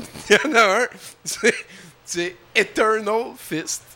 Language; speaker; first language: French; native; French